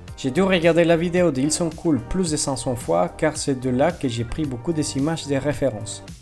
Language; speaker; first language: French; non-native, fluent; Spanish